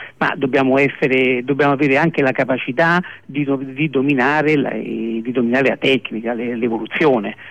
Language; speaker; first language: Italian; native; Italian